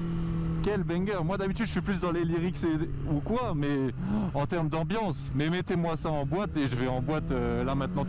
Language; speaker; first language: French; native; French